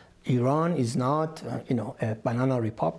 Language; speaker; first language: English; non-native, fluent; Persian